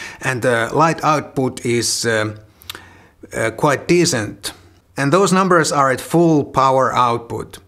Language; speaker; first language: English; non-native, fluent; Finnish